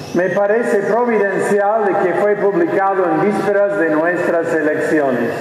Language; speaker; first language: Spanish; non-native, fluent; English